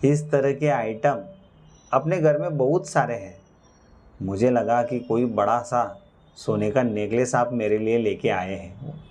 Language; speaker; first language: Hindi; non-native, local second language; Marathi